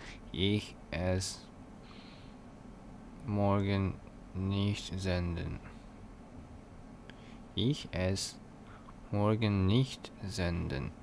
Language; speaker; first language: German; non-native, learner; English